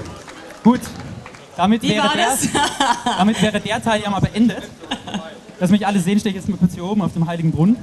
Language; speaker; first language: German; native; German